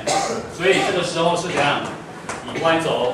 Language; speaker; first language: Chinese; native; Chinese